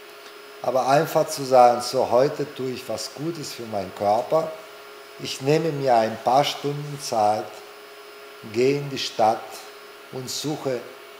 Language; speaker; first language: German; non-native, fluent; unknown